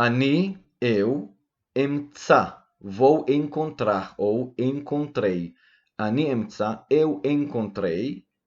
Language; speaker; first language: Portuguese; non-native, fluent; Hebrew